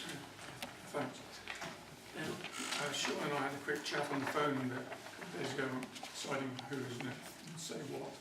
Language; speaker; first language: English; native; English